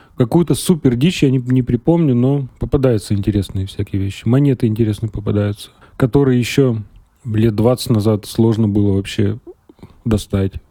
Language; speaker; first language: Russian; native; Russian